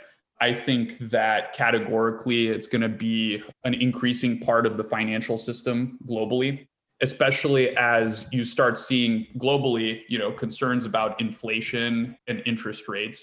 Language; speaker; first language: English; native; English